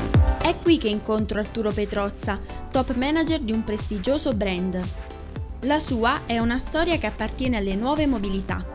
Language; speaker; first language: Italian; native; Italian